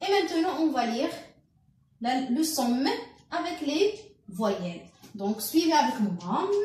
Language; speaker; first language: French; non-native, local second language; Arabic